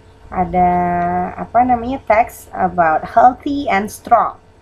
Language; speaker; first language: English; non-native, fluent; Indonesian